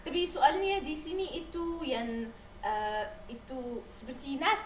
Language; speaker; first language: Indonesian; non-native, learner; Arabic